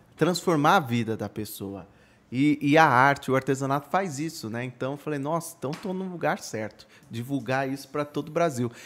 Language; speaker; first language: Portuguese; native; Portuguese